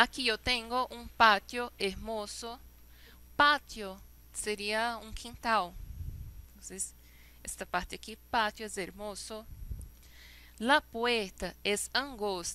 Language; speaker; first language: Spanish; non-native, fluent; Portuguese